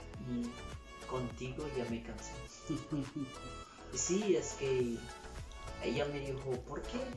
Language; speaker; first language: Spanish; non-native, learner; Haitian Creole